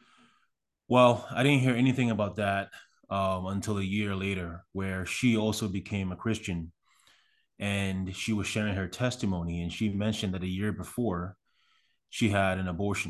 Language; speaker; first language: English; early bilingual, other home language; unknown